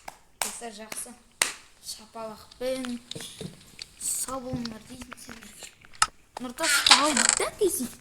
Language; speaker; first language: Kazakh; native; Kazakh